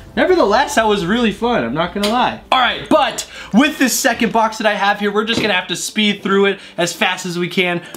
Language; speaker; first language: English; native; English